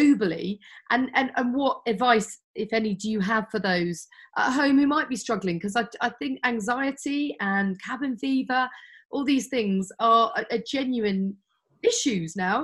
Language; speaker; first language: English; native; English